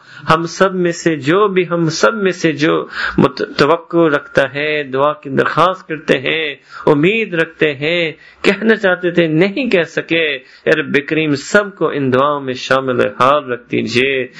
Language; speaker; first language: Urdu; early bilingual, other home language; English